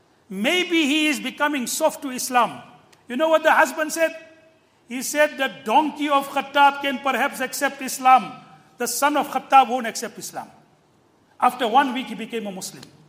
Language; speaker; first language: English; native; English